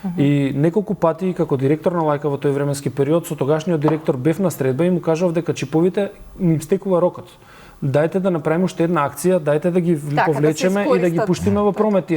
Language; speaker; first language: Macedonian; native; Macedonian